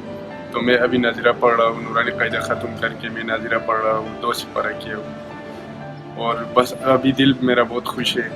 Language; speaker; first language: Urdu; non-native, local second language; Khowar